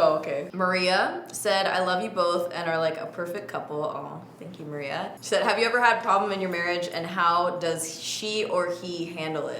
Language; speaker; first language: English; native; English